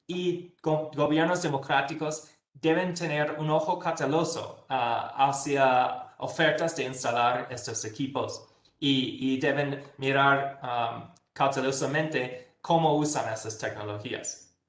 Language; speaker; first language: Spanish; non-native, fluent; English